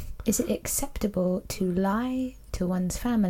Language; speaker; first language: English; native; English